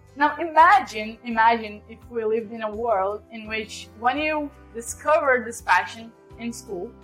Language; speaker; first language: English; non-native, fluent; Portuguese